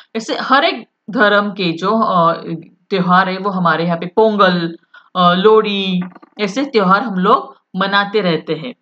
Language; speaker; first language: Hindi; non-native, local second language; Marathi